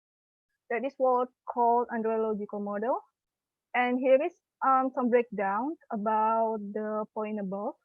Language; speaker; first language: English; non-native, learner; Indonesian